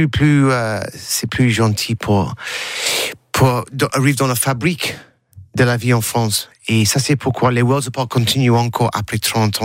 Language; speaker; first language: French; non-native, learner; English